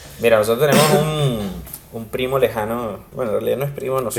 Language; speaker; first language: Spanish; native; Spanish